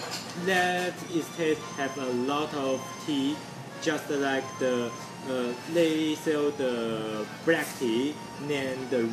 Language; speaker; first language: English; non-native, learner; Chinese